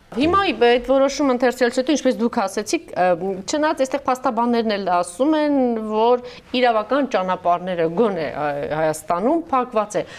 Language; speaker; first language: Armenian; native; Armenian